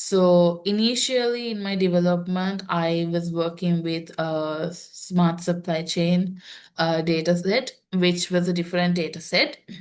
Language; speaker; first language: English; non-native, local second language; Sinhala